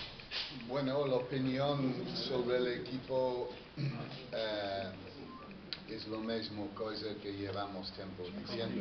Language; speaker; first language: Spanish; non-native, fluent; English